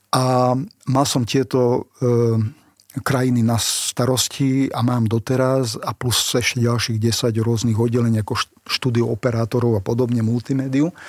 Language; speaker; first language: Slovak; non-native, local second language; Hungarian